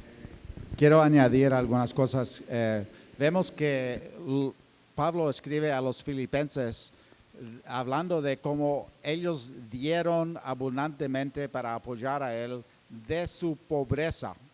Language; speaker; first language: Spanish; non-native, fluent; English